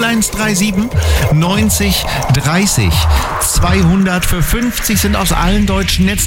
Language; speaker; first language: German; native; German